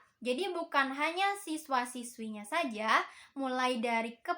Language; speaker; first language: Indonesian; native; Indonesian